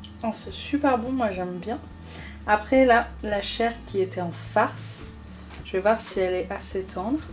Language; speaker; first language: French; native; French